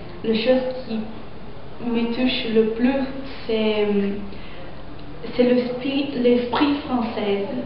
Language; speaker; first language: French; non-native, fluent; Portuguese